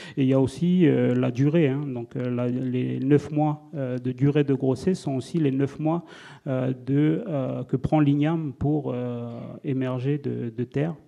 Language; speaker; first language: French; non-native, local second language; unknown